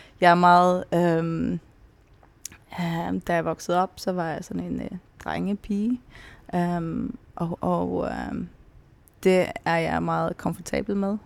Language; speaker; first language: Danish; non-native, local second language; Faroese